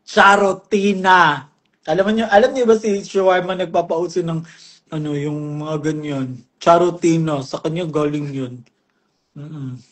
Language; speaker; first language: Filipino; non-native, local second language; Cebuano